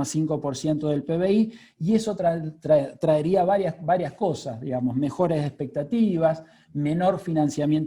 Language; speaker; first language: Spanish; native; Spanish